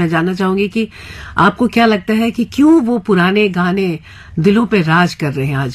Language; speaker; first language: Hindi; native; Hindi